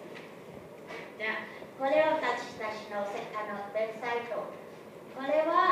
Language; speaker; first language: Japanese; non-native, fluent; Thai